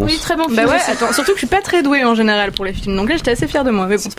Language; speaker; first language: French; native; French